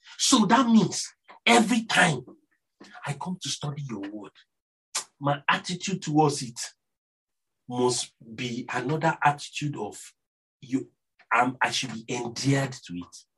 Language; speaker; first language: English; non-native, local second language; Yoruba